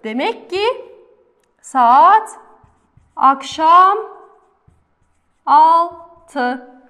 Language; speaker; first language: Turkish; non-native, fluent; Kazakh